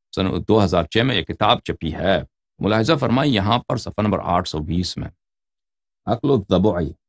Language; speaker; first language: Urdu; non-native, fluent; Persian